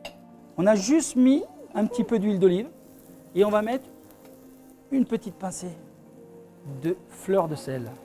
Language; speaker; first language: French; native; French